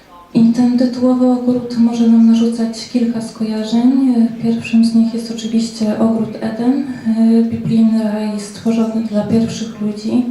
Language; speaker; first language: Polish; native; Polish